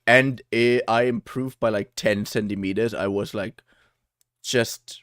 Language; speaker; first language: English; non-native, fluent; German